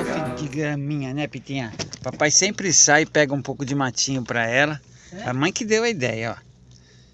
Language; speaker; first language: Portuguese; native; Portuguese